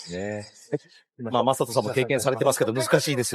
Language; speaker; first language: Japanese; native; Japanese